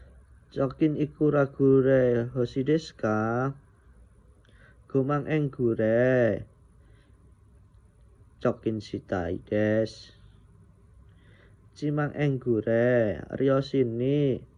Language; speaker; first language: Japanese; non-native, learner; Indonesian